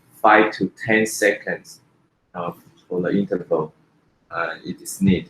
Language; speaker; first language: English; non-native, fluent; Chinese